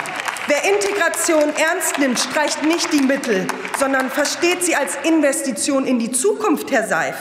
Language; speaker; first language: German; early bilingual, other home language; Turkish